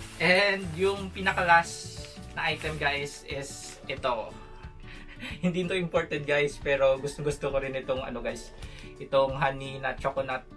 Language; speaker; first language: Filipino; non-native, local second language; Hiligaynon